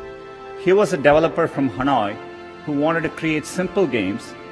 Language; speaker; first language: English; non-native, local second language; Tamil